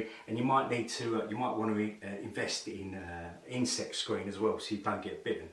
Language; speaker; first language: English; native; English